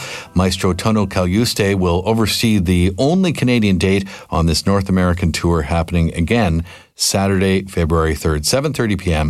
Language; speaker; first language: English; native; English